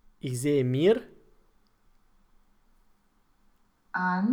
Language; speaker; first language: German; non-native, fluent; Romanian